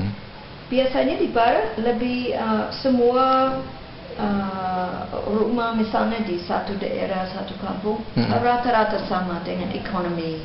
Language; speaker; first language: Indonesian; non-native, fluent; English